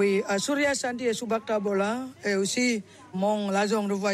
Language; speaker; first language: French; non-native, learner; Indonesian